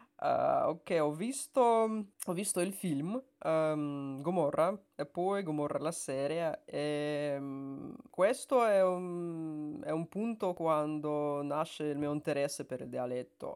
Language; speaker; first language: Italian; non-native, learner; Russian